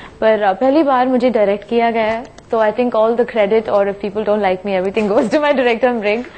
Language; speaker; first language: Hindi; non-native, local second language; Tamil